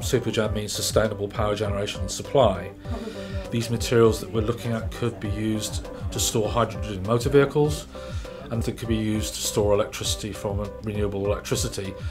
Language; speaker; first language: English; native; English